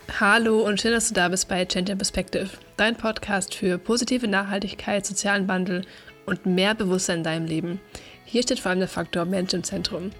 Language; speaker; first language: German; native; German